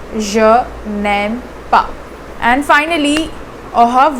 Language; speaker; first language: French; non-native, fluent; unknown